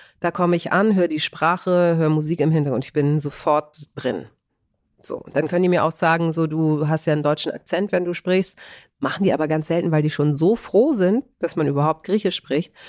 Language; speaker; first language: German; early bilingual, other home language; Greek